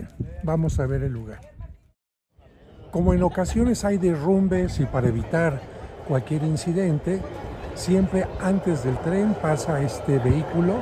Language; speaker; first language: Spanish; native; Spanish